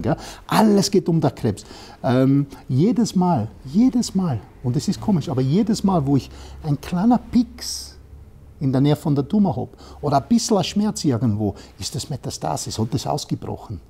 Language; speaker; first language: German; non-native, fluent; English